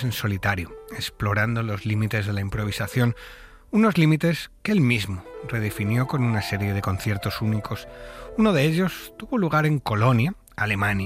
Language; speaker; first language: Spanish; native; Spanish